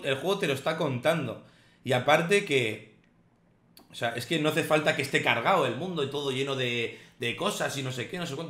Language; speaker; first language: Spanish; native; Spanish